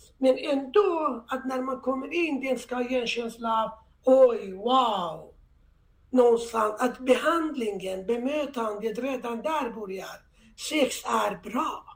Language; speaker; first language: Swedish; non-native, fluent; Persian